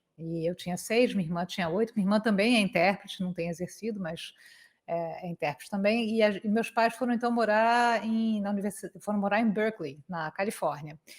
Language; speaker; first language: Portuguese; native; Portuguese